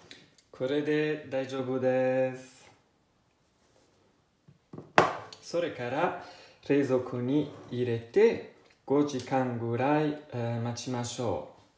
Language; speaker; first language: Japanese; non-native, learner; Italian